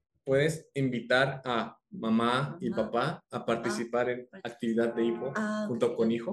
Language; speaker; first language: Spanish; native; Spanish